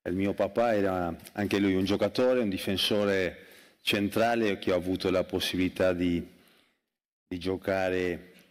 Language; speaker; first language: Italian; non-native, fluent; Spanish